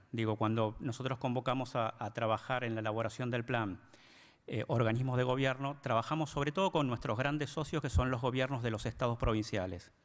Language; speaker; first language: Spanish; native; Spanish